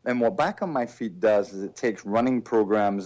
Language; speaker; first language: English; native; English